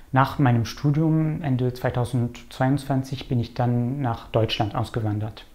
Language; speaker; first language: German; non-native, fluent; French